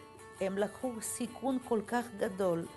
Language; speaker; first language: Hebrew; early bilingual, other home language; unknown